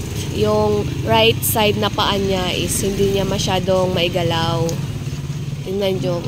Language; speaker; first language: Filipino; non-native, local second language; Cebuano